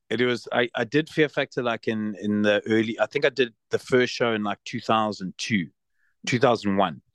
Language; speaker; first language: English; native; English